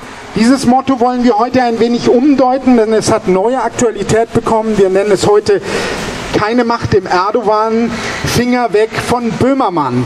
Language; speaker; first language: German; native; German